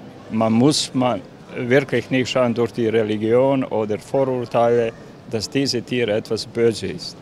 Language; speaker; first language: German; non-native, local second language; Serbian